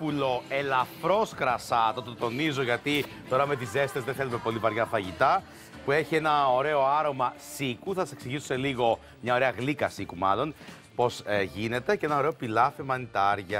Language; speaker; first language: Greek; native; Greek